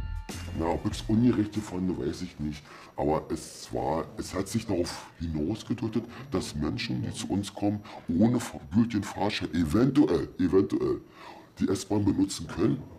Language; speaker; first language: German; native; German